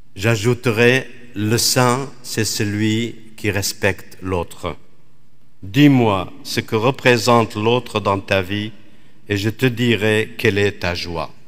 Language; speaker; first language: French; non-native, fluent; Assyrian Neo-Aramaic